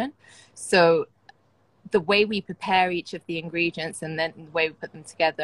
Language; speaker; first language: English; native; English